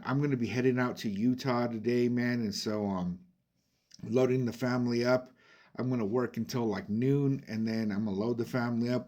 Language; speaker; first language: English; native; English